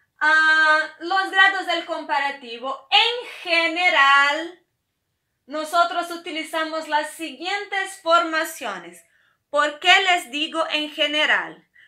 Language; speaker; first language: Spanish; non-native, fluent; Portuguese